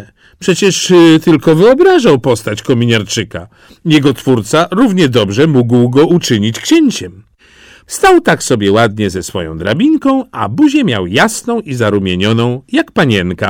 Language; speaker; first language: Polish; native; Polish